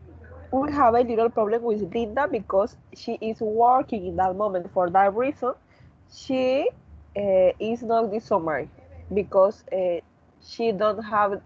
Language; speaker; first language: English; non-native, learner; Spanish